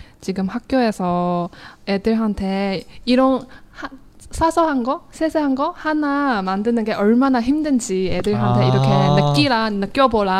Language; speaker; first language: Korean; non-native, fluent; Chinese